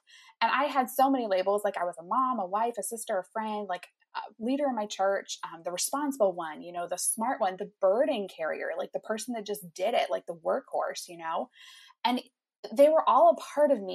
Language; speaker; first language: English; native; English